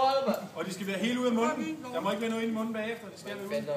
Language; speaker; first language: Danish; native; Danish